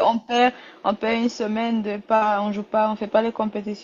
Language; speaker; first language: French; non-native, learner; Rundi